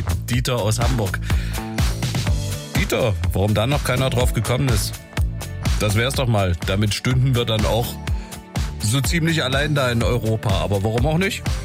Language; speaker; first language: German; native; German